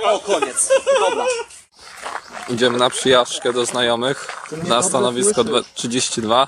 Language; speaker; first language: Polish; native; Polish